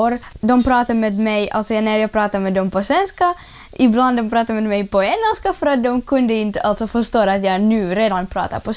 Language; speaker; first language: Swedish; early bilingual, other home language; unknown